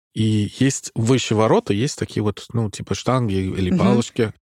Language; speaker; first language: Russian; non-native, fluent; English